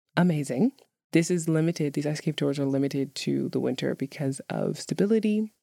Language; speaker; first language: English; native; English